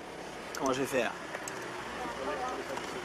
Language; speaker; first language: French; native; French